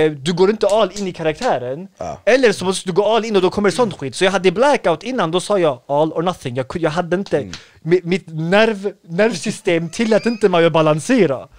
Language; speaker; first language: Swedish; early bilingual, other home language; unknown